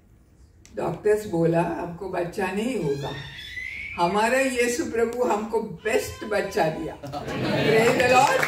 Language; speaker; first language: Hindi; non-native, local second language; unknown